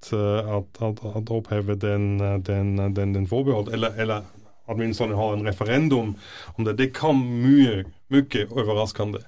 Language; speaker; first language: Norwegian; non-native, fluent; German